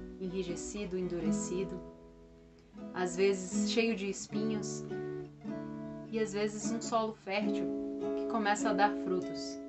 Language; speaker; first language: Portuguese; native; Portuguese